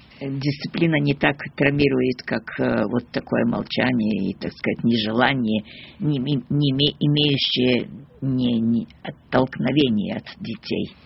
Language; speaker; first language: Russian; early bilingual, heritage; Russian